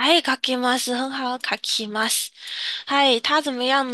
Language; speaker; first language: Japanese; non-native, fluent; Chinese